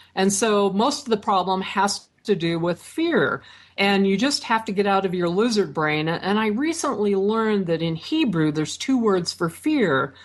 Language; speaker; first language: English; native; English